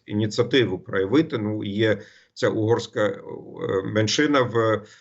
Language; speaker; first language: Ukrainian; non-native, fluent; German